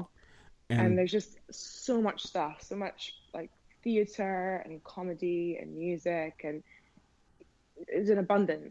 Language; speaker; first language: English; native; English